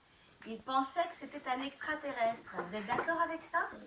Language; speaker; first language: French; native; French